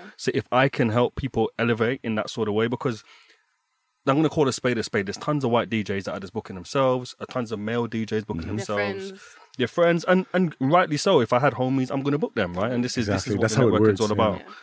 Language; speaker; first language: English; native; English